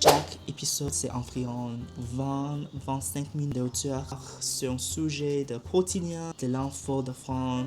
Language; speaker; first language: French; non-native, learner; Chinese